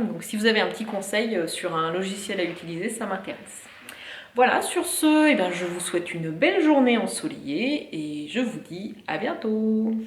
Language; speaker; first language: French; native; French